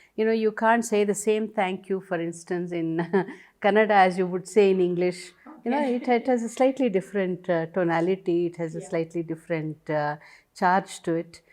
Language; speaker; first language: English; non-native, local second language; Tamil